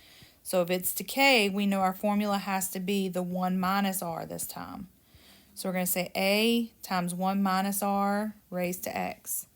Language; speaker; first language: English; native; English